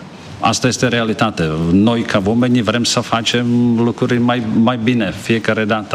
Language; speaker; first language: Romanian; non-native, fluent; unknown